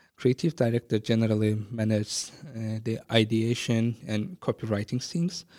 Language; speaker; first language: English; non-native, fluent; Azerbaijani